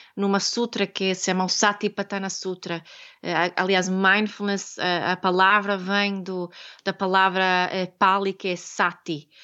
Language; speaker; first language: Portuguese; non-native, fluent; Swedish